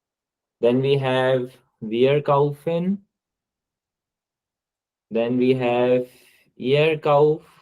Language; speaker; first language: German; non-native, fluent; Hindi